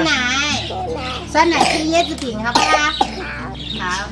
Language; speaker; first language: Chinese; native; Chinese